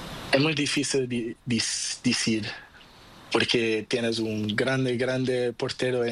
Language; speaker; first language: Spanish; non-native, learner; Portuguese